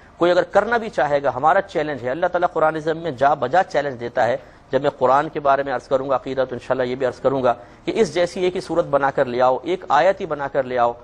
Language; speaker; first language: Urdu; native; Urdu